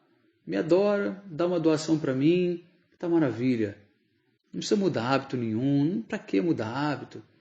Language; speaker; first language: Portuguese; native; Portuguese